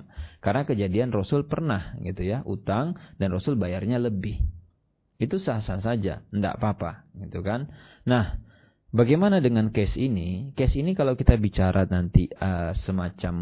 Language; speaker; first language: Indonesian; native; Indonesian